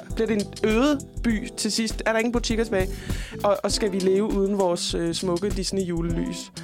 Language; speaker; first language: Danish; native; Danish